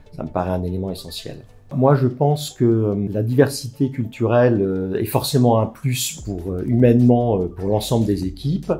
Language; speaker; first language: French; native; French